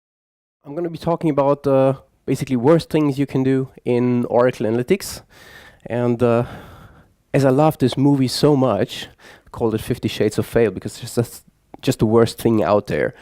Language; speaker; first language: English; non-native, fluent; German